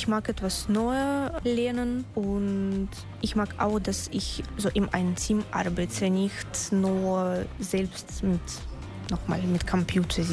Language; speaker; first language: German; non-native, learner; Russian